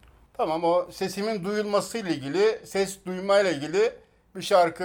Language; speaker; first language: Turkish; native; Turkish